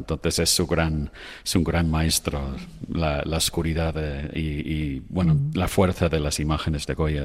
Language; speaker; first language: Spanish; non-native, fluent; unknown